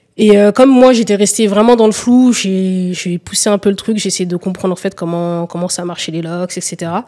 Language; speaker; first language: French; early bilingual, other home language; Lingala